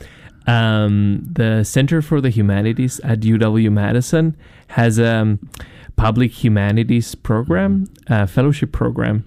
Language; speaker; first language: English; non-native, fluent; Spanish